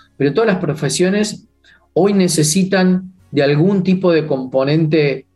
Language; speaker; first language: Spanish; native; Spanish